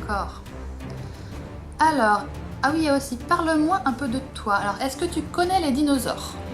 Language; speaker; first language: French; native; French